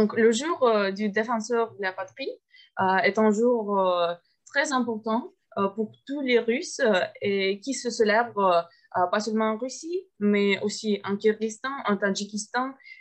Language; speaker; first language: French; non-native, fluent; Russian